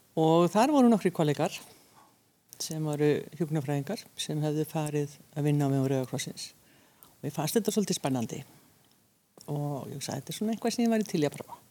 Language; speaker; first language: Icelandic; early bilingual, other home language; Hungarian